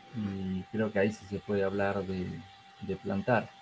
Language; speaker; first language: Spanish; native; Spanish